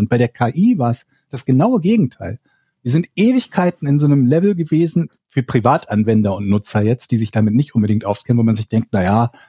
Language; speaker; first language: German; native; German